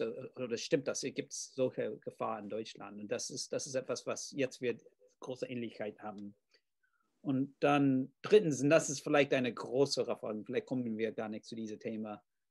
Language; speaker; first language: German; non-native, fluent; English